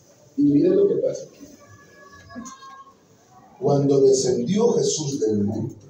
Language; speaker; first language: Spanish; native; Spanish